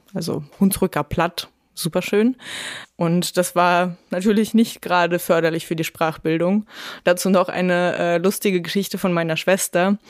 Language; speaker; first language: German; early bilingual, other home language; Russian